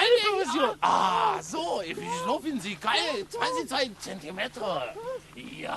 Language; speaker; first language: German; non-native, learner; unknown